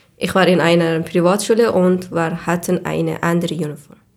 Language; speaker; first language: German; non-native, learner; Persian